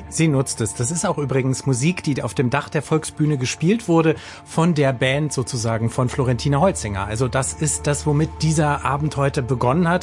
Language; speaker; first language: German; native; German